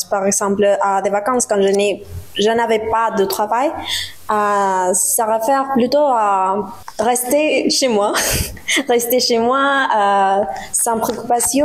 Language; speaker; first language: French; non-native, learner; Spanish